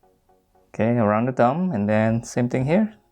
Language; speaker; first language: English; native; English